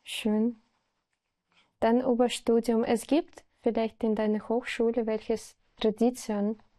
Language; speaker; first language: German; non-native, learner; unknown